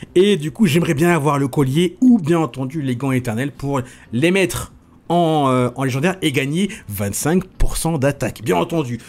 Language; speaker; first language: French; native; French